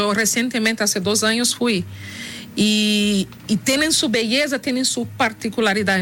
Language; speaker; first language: Spanish; non-native, fluent; Portuguese